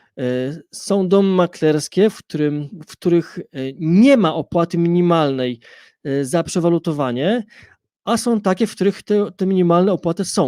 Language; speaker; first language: Polish; native; Polish